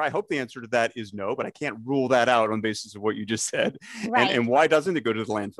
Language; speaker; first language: English; native; English